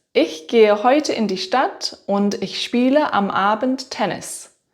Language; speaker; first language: German; non-native, fluent; English